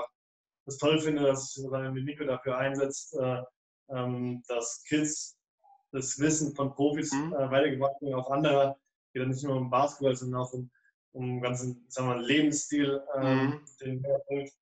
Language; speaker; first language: German; native; German